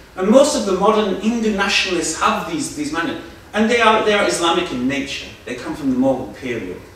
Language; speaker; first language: English; native; English